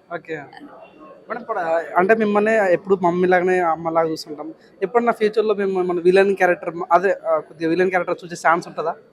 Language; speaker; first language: Telugu; native; Telugu